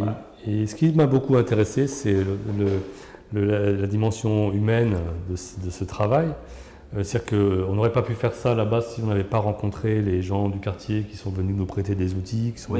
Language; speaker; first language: French; native; French